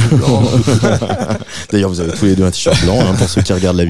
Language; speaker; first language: French; native; French